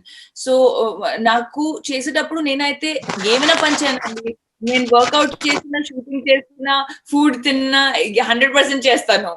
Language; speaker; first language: Telugu; non-native, fluent; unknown